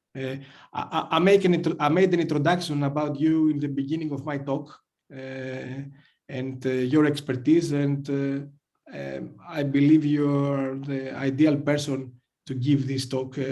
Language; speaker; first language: English; non-native, fluent; Greek